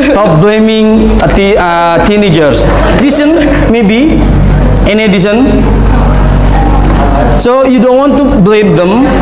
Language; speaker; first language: English; non-native, fluent; Indonesian